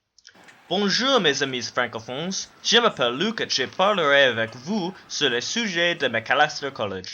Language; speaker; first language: French; non-native, learner; English